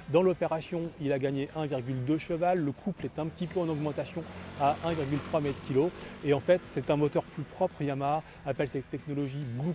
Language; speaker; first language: French; native; French